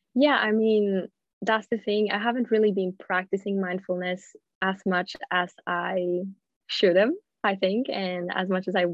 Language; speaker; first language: English; non-native, fluent; Swedish